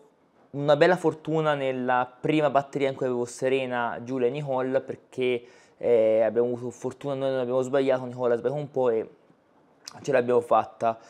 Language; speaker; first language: Italian; native; Italian